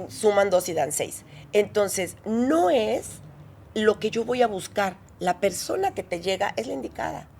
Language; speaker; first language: Spanish; native; Spanish